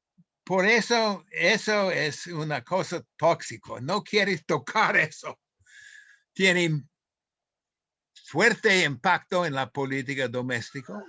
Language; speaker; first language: Spanish; non-native, fluent; English